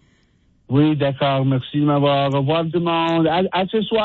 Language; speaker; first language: French; non-native, fluent; English